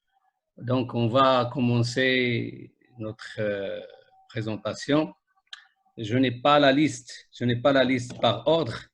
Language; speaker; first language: French; non-native, local second language; Arabic